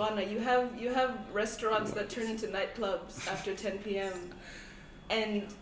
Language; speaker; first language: English; non-native, local second language; Tswana